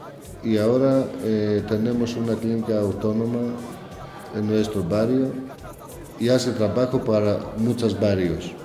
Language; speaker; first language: Spanish; non-native, learner; Greek